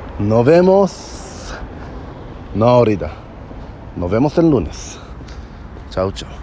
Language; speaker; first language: Spanish; non-native, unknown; Hebrew